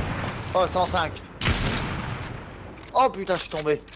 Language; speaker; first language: French; native; French